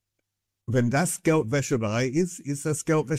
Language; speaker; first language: German; non-native, fluent; English